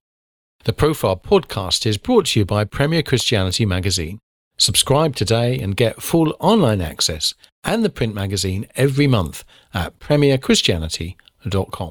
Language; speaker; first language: English; native; English